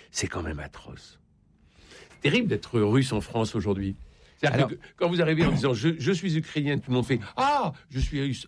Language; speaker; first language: French; native; French